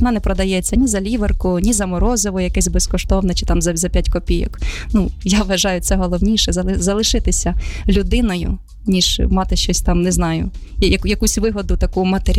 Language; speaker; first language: Ukrainian; native; Ukrainian